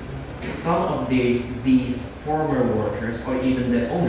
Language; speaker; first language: English; non-native, fluent; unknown